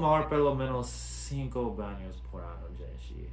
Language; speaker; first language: Portuguese; non-native, fluent; English